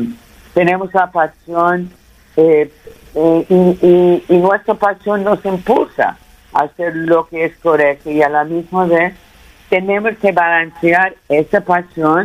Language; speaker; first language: Spanish; early bilingual, heritage; Spanish